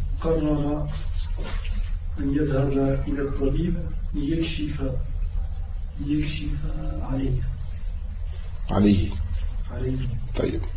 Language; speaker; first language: Arabic; non-native, learner; French